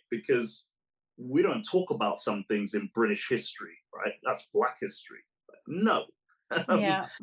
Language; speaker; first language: English; early bilingual, other home language; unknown